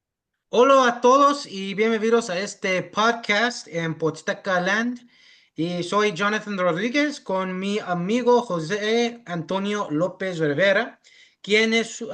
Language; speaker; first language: Spanish; early bilingual, heritage; English